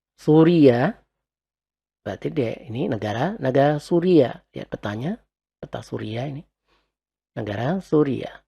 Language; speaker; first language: Indonesian; native; Indonesian